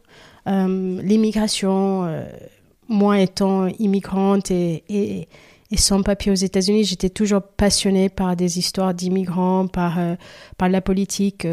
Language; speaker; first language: French; non-native, fluent; Kabuverdianu